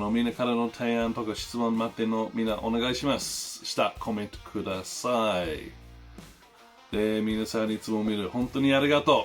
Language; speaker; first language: Japanese; non-native, fluent; English